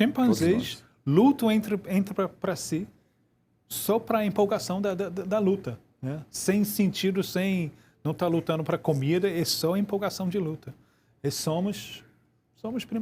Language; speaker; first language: Portuguese; non-native, fluent; English